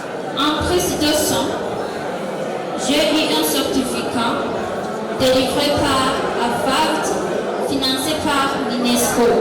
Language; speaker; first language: French; non-native, local second language; Rundi